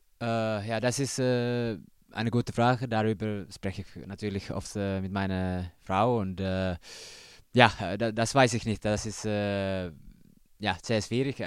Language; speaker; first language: German; non-native, learner; Finnish